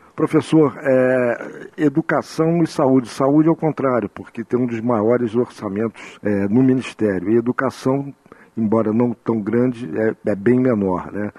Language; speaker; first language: Portuguese; native; Portuguese